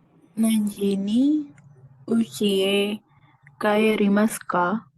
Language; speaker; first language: Japanese; non-native, learner; Indonesian